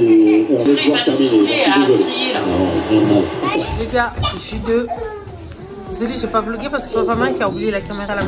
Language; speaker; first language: French; native; French